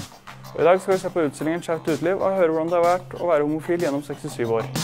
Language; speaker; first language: Norwegian; native; Norwegian